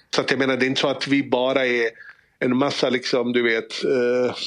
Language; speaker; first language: Swedish; early bilingual, other home language; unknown